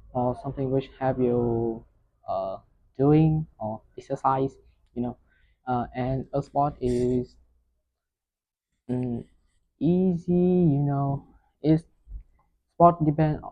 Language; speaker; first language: English; non-native, learner; Vietnamese